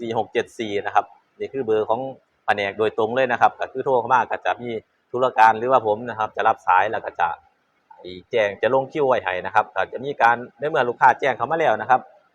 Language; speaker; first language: Thai; native; Thai